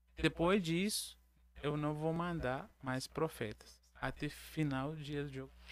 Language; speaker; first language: Portuguese; non-native, learner; Arabic